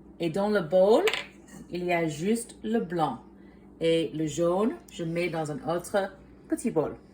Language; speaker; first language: French; non-native, fluent; English